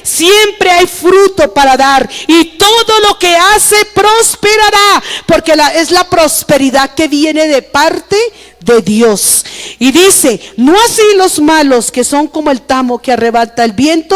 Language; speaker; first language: Spanish; native; Spanish